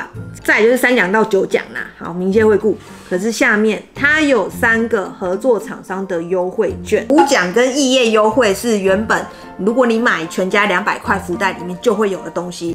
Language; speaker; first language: Chinese; native; Chinese